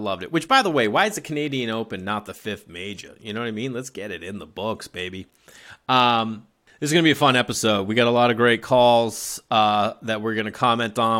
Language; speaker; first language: English; native; English